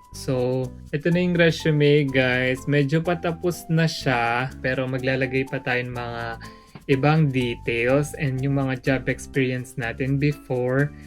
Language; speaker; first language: Filipino; non-native, local second language; Pampanga